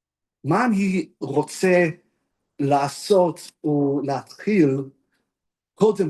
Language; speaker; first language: Hebrew; non-native, fluent; English